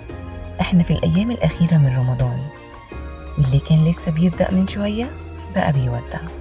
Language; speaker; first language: Arabic; native; Arabic